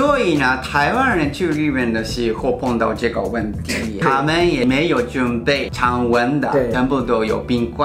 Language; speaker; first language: Chinese; non-native, fluent; Japanese